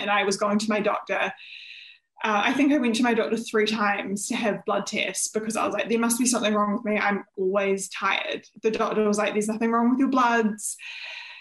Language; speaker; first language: English; native; English